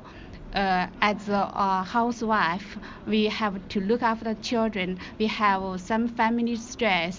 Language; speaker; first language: English; non-native, learner; Chinese